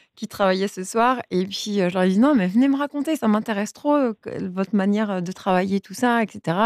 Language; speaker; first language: French; native; French